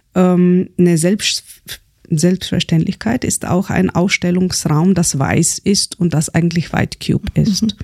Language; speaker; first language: German; non-native, fluent; Slovenian